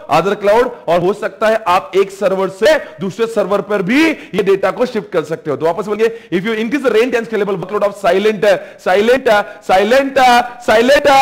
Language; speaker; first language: Hindi; native; Hindi